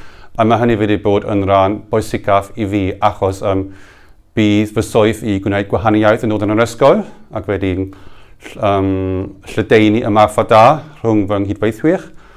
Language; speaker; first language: Welsh; non-native, learner; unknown